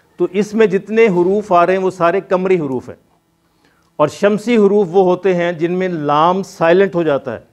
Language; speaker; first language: Urdu; non-native, local second language; Punjabi